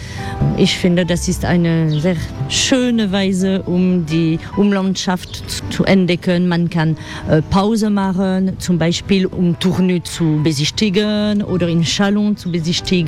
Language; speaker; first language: German; non-native, fluent; French